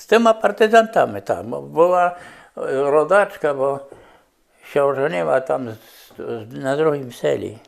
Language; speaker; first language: Polish; non-native, local second language; Rusyn